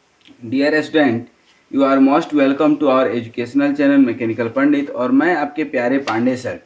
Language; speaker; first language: Hindi; native; Hindi